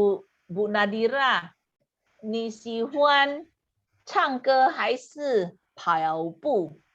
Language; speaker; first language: Chinese; non-native, fluent; Indonesian